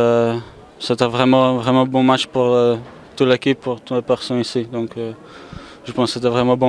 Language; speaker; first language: French; non-native, learner; Czech